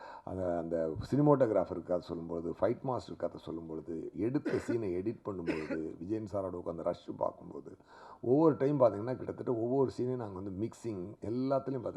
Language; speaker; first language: Tamil; native; Tamil